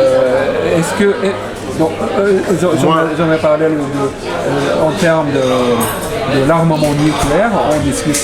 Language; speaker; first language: French; non-native, learner; Japanese